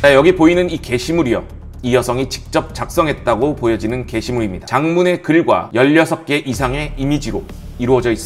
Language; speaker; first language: Korean; native; Korean